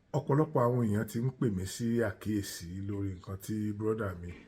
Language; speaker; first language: Yoruba; native; Yoruba